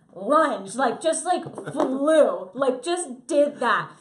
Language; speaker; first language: English; native; English